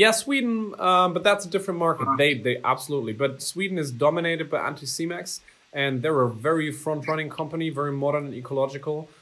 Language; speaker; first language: English; non-native, fluent; German